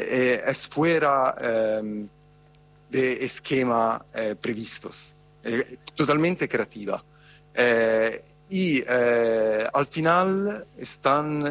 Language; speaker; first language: Spanish; non-native, fluent; Italian